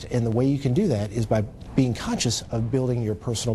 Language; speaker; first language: English; native; English